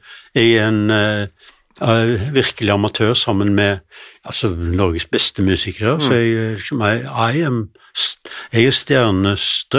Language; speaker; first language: Norwegian; native; Norwegian